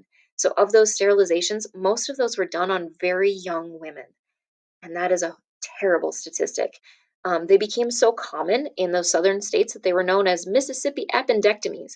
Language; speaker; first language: English; native; English